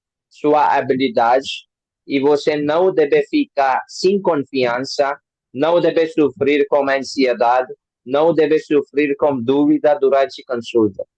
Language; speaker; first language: Portuguese; non-native, learner; Hindi